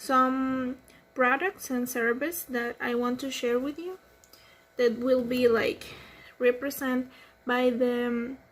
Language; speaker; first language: English; non-native, learner; Spanish